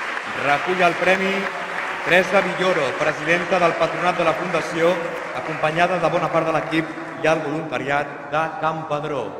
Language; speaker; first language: Catalan; native; Catalan